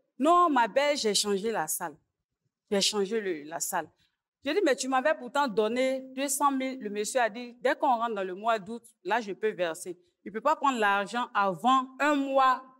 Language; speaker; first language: French; native; French